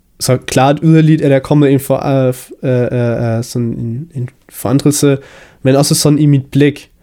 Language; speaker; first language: Danish; early bilingual, heritage; Danish